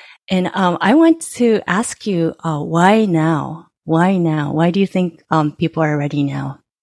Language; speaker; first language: English; non-native, fluent; Japanese